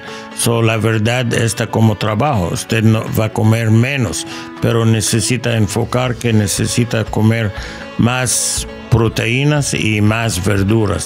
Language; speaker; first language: Spanish; non-native, learner; English